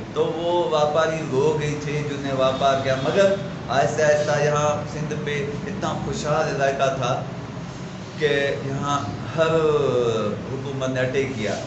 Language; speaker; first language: Urdu; non-native, local second language; Sindhi